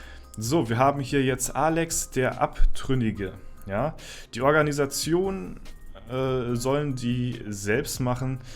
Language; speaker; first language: German; native; German